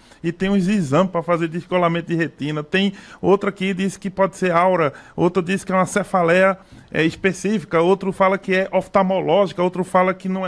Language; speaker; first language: Portuguese; native; Portuguese